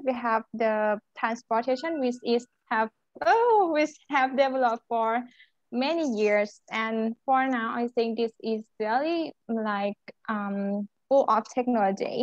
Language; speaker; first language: English; non-native, learner; Thai